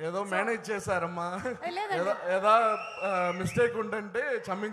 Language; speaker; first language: Telugu; non-native, learner; Tamil